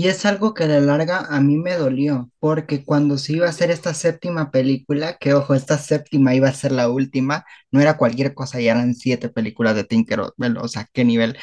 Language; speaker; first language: Spanish; native; Spanish